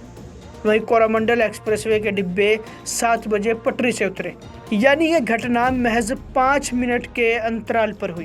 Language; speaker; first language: Hindi; native; Hindi